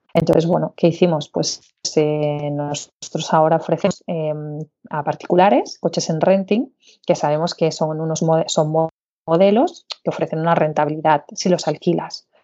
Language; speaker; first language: Spanish; native; Spanish